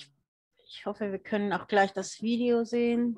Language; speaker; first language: German; early bilingual, heritage; German